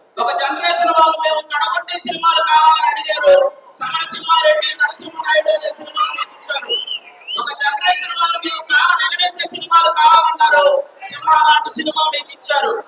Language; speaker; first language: Telugu; native; Telugu